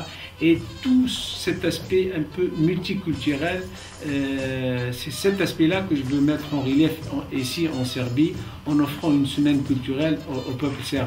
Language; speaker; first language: French; non-native, local second language; Arabic